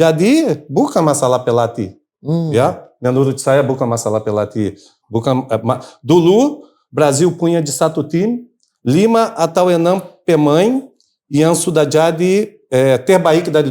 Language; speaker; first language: Indonesian; non-native, fluent; Portuguese